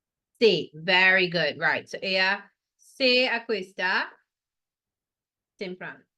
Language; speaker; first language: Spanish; non-native, fluent; English